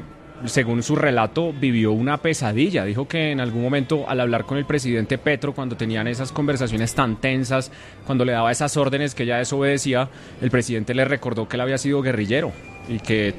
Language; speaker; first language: Spanish; native; Spanish